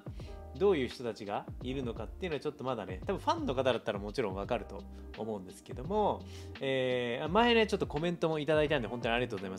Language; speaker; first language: Japanese; native; Japanese